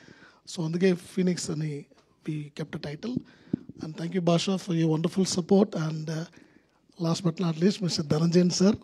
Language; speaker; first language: Telugu; non-native, learner; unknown